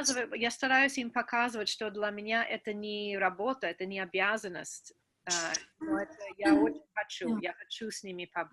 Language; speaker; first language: Russian; non-native, fluent; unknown